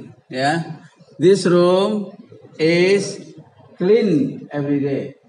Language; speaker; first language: English; non-native, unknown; Indonesian